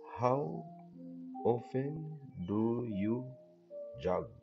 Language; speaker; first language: English; non-native, learner; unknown